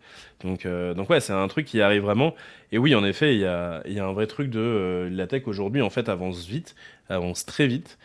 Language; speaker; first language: French; native; French